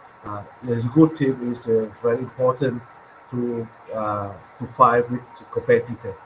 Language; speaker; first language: English; non-native, learner; Vietnamese